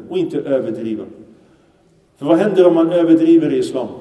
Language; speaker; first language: Swedish; early bilingual, other home language; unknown